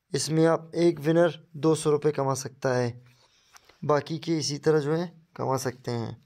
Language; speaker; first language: Urdu; non-native, local second language; Baluchi